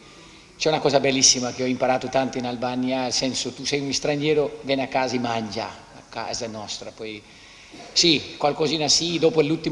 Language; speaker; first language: Italian; non-native, fluent; Portuguese